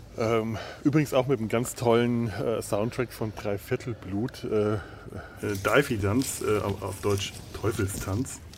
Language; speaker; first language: German; native; German